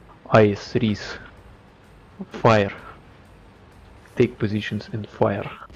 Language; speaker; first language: English; non-native, learner; Russian